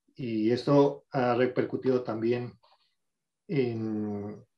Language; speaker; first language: Spanish; native; Spanish